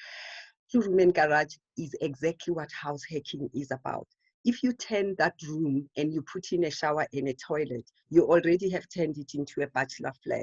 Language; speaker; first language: English; non-native, local second language; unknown